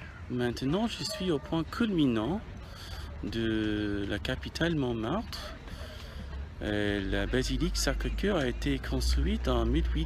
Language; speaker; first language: French; non-native, learner; English